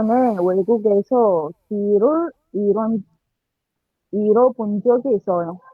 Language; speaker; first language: Korean; non-native, learner; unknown